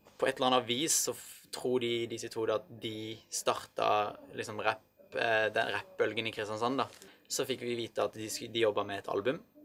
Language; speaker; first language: Norwegian; early bilingual, other home language; Arabic